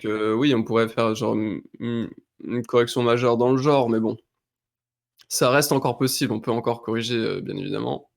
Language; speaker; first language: French; native; French